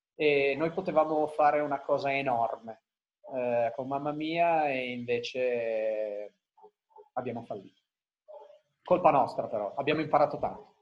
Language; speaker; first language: Italian; early bilingual, heritage; Italian